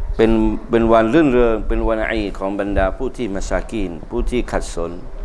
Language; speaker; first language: Thai; non-native, local second language; Malay